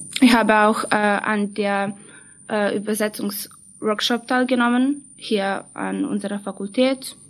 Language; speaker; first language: German; non-native, fluent; Serbian